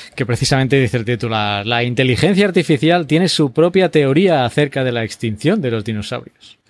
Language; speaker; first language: Spanish; native; Spanish